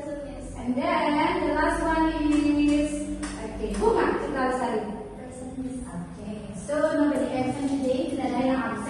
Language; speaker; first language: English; non-native, fluent; Indonesian